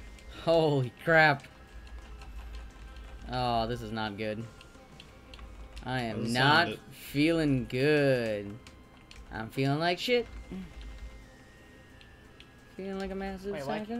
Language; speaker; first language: English; native; English